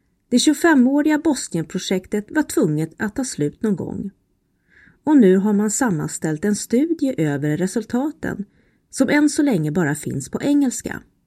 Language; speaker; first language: Swedish; native; Swedish